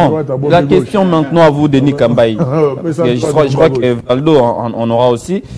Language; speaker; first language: French; non-native, local second language; Lingala